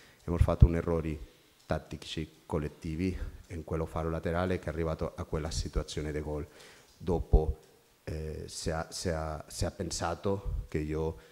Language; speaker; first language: Italian; non-native, fluent; Spanish